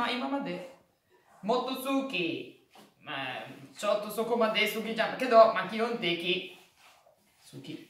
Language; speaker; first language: Japanese; non-native, learner; Italian